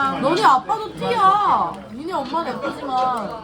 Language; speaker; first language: Korean; native; Korean